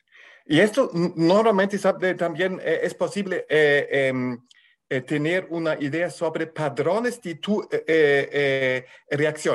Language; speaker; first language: Spanish; non-native, fluent; German